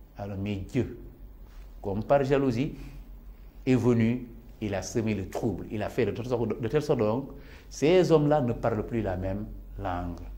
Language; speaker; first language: French; non-native, local second language; Serer